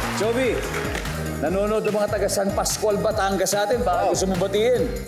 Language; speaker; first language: Filipino; native; Filipino